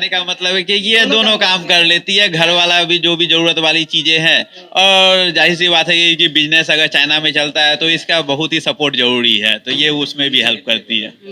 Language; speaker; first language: Hindi; native; Hindi